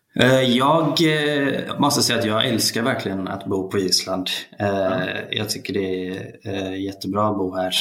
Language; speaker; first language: Swedish; early bilingual, other home language; Icelandic